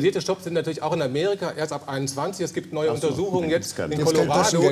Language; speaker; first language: German; native; German